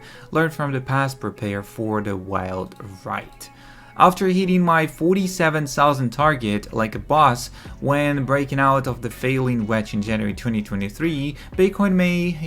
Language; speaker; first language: English; non-native, fluent; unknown